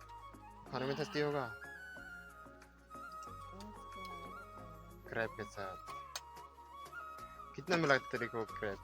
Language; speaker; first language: Hindi; non-native, local second language; Chakma